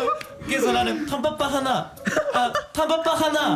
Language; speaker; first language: Korean; non-native, fluent; Japanese